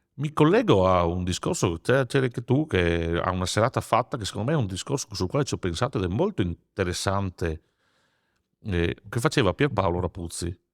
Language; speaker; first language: Italian; native; Italian